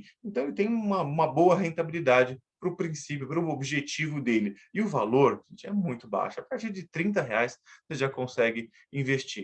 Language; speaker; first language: Portuguese; native; Portuguese